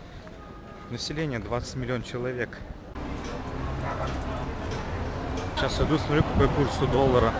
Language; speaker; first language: Russian; native; Russian